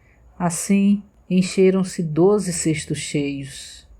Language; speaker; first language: Portuguese; native; Portuguese